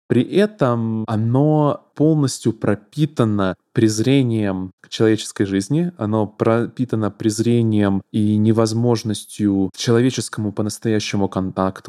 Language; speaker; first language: Russian; native; Russian